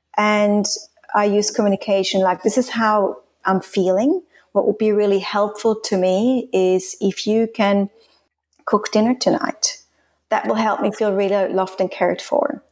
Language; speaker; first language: English; non-native, fluent; Swiss German